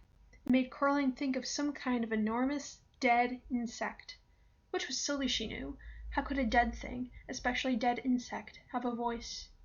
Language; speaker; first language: English; native; English